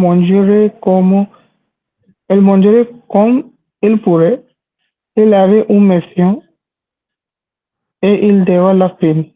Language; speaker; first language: French; non-native, learner; Hindi